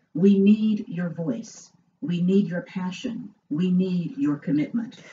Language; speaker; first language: English; native; English